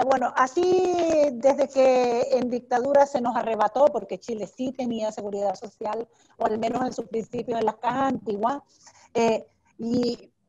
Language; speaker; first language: Spanish; native; Spanish